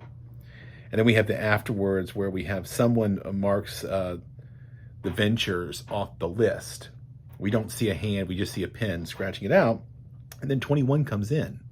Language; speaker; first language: English; native; English